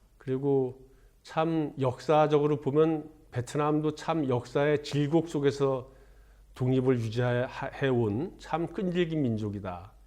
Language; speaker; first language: Korean; native; Korean